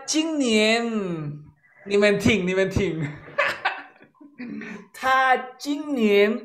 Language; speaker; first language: Chinese; non-native, fluent; Spanish